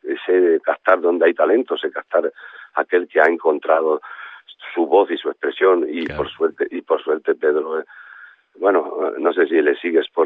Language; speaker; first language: Spanish; native; Spanish